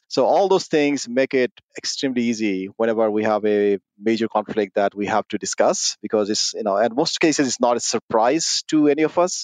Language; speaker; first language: English; non-native, local second language; Bangla